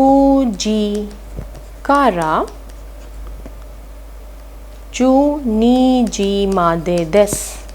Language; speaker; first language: Japanese; non-native, fluent; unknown